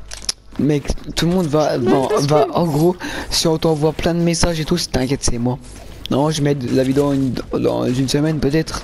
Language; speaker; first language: French; native; French